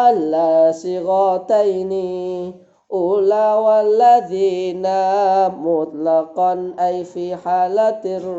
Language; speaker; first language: Arabic; non-native, fluent; Indonesian